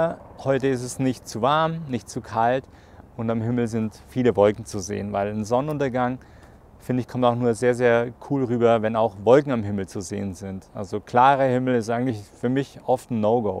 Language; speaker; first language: German; native; German